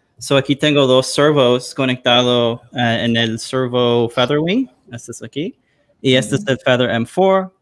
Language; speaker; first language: Spanish; early bilingual, heritage; Spanish